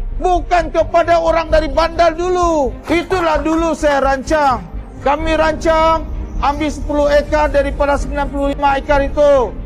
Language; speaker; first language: Malay; non-native, local second language; Chinese